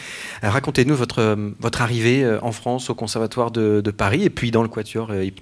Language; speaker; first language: French; native; French